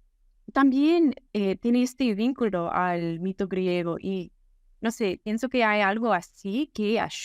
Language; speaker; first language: Spanish; non-native, fluent; English